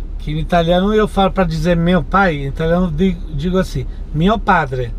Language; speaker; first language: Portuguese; non-native, fluent; Italian